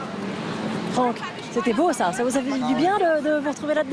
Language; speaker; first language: French; native; French